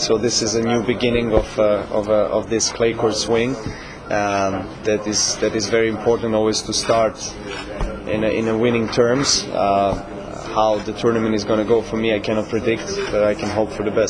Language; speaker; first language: English; non-native, fluent; Serbian